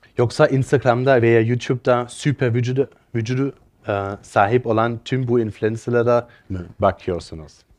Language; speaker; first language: Turkish; non-native, fluent; German